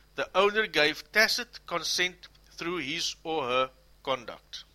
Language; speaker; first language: English; non-native, local second language; Afrikaans